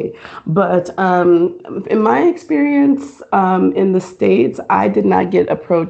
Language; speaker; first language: English; native; English